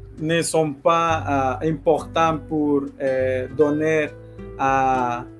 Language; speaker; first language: French; non-native, learner; Spanish